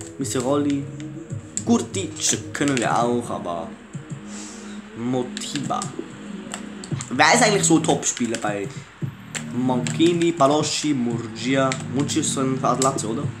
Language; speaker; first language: German; early bilingual, other home language; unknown